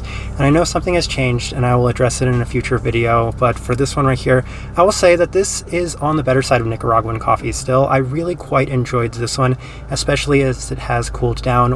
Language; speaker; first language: English; native; English